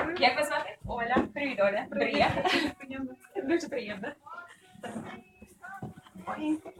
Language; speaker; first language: Ukrainian; early bilingual, other home language; English